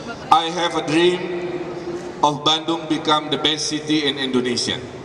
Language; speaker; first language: English; non-native, fluent; Indonesian